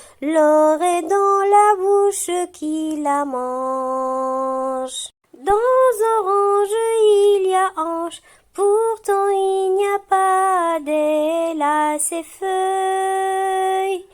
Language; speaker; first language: French; non-native, local second language; Arabic